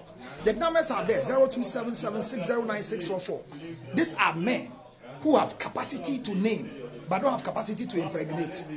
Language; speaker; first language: English; non-native, local second language; Akan